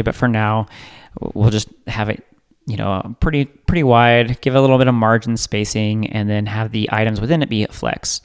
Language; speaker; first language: English; native; English